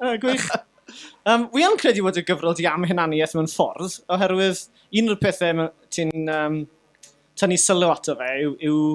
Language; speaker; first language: Welsh; native; Welsh